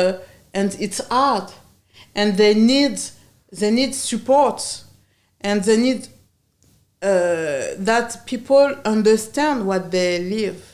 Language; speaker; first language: English; non-native, learner; French